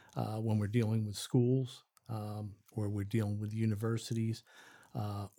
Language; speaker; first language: English; native; English